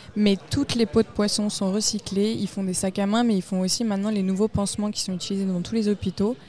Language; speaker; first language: French; native; French